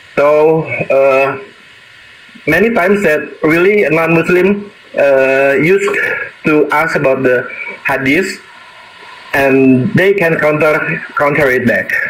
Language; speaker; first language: English; non-native, learner; Indonesian